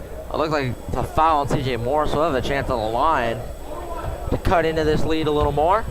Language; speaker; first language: English; native; English